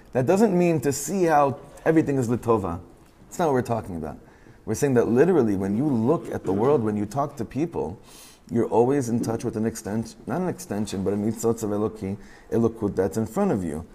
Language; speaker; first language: English; native; English